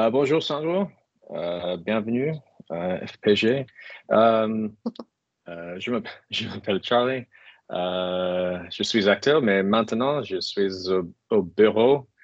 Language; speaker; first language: French; non-native, learner; English